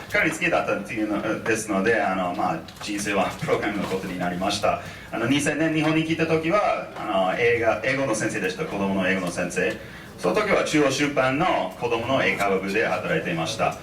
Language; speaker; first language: Japanese; non-native, fluent; English